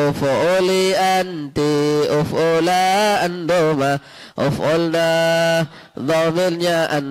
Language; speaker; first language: Arabic; non-native, fluent; Indonesian